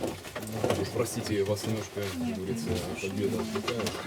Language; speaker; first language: Russian; native; Russian